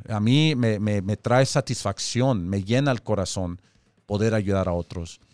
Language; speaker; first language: Spanish; early bilingual, heritage; Spanish